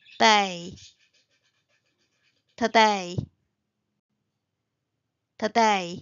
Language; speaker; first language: English; non-native, fluent; Chinese